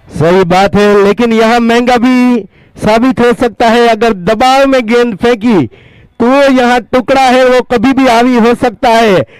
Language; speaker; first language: Hindi; non-native, local second language; Gujarati